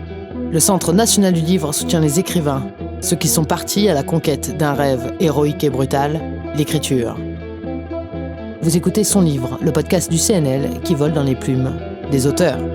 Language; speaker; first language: French; native; French